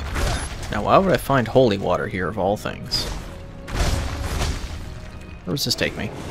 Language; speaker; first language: English; native; English